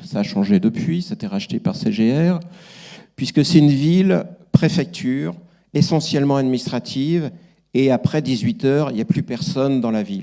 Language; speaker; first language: French; native; French